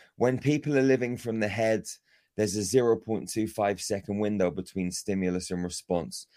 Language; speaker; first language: English; native; English